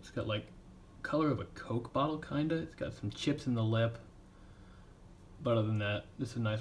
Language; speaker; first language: English; native; English